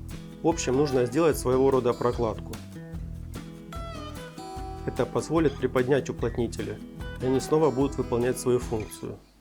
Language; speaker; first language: Russian; native; Russian